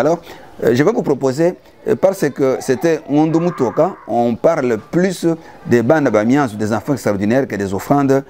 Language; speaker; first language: French; non-native, local second language; Luba-Lulua